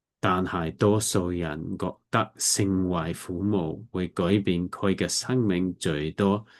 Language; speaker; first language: Cantonese; non-native, learner; English